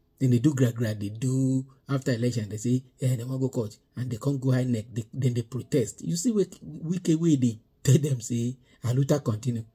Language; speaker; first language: Nigerian Pidgin; non-native, local second language; Yoruba